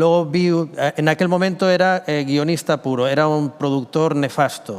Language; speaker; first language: Spanish; native; Spanish